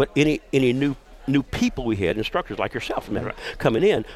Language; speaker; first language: English; native; English